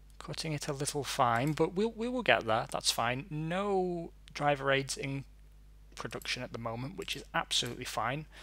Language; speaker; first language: English; native; English